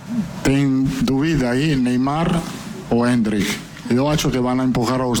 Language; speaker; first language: Portuguese; non-native, fluent; Italian